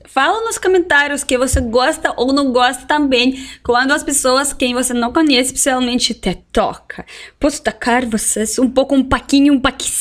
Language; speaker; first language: Portuguese; non-native, fluent; Russian